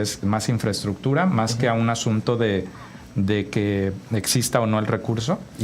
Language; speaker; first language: Spanish; native; Spanish